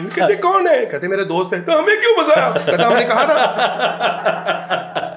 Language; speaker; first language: Hindi; native; Hindi